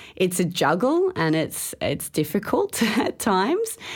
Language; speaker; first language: English; native; English